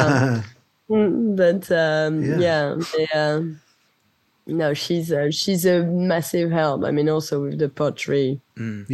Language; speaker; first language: English; non-native, fluent; French